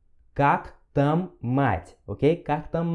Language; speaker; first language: Russian; non-native, fluent; Portuguese